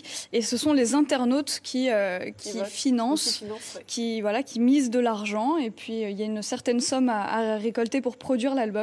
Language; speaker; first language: French; native; French